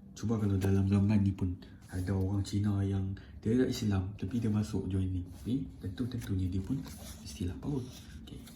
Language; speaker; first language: Malay; native; Malay